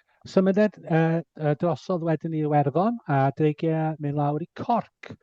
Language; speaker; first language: Welsh; native; Welsh